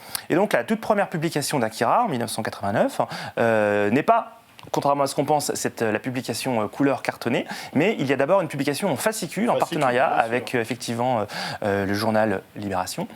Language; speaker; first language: French; native; French